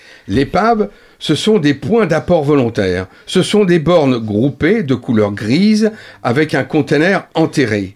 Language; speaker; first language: French; native; French